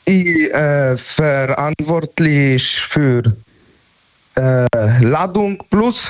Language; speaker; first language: German; non-native, learner; Polish